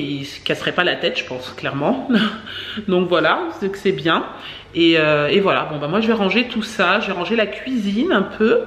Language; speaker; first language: French; native; French